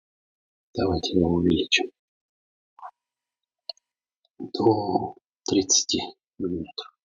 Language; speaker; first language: Russian; native; Russian